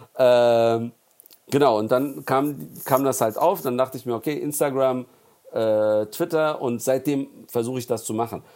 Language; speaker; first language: German; early bilingual, other home language; Turkish